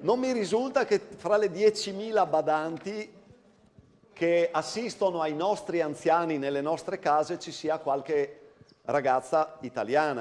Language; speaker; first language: Italian; native; Italian